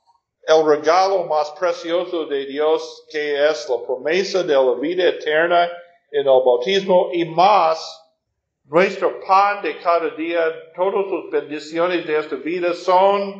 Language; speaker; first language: Spanish; non-native, fluent; English